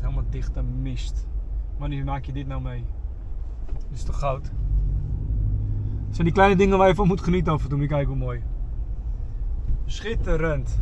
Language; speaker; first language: Dutch; native; Dutch